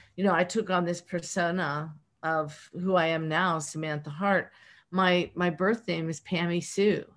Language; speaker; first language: English; native; English